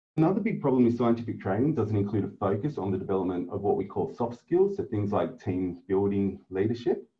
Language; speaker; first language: English; native; English